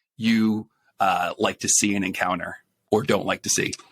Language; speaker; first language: English; native; English